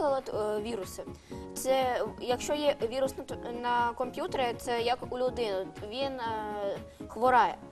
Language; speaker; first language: Ukrainian; non-native, local second language; Russian